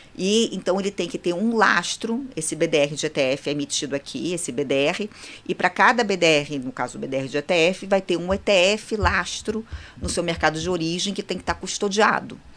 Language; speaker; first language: Portuguese; native; Portuguese